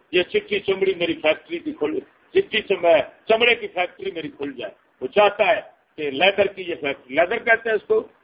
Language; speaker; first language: Urdu; non-native, local second language; Punjabi